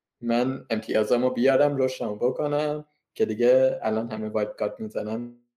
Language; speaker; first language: Persian; native; Persian